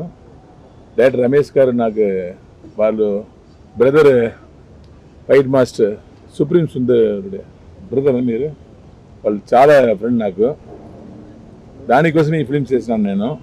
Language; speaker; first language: Telugu; non-native, learner; Tamil